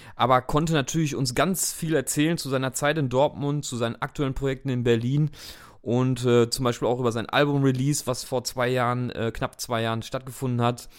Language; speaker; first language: German; native; German